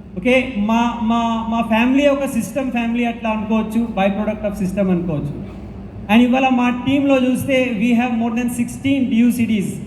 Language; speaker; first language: Telugu; non-native, local second language; Hindi